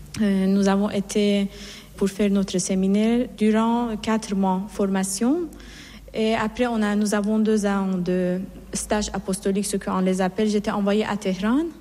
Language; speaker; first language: French; non-native, fluent; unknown